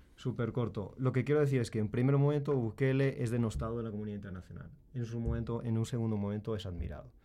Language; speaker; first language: Spanish; native; Spanish